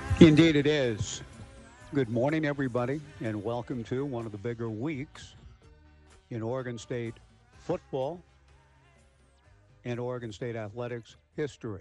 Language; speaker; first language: English; native; English